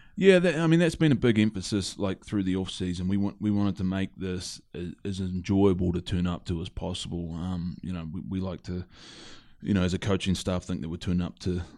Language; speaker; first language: English; native; English